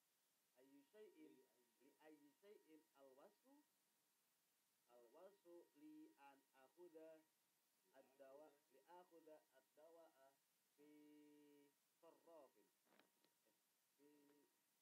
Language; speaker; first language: Arabic; non-native, learner; Indonesian